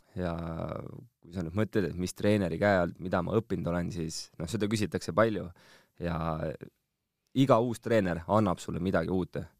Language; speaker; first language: Estonian; native; Estonian